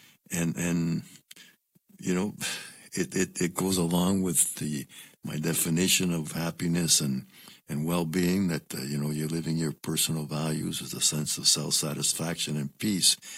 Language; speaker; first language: English; non-native, local second language; Spanish